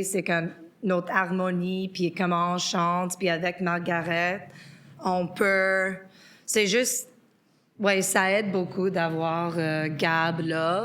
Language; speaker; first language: French; non-native, local second language; English